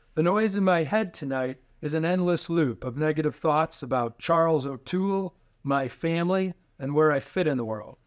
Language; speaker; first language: English; native; English